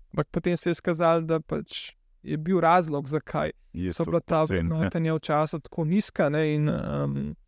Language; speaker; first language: Slovenian; native; Slovenian